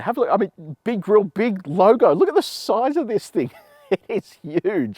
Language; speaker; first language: English; native; English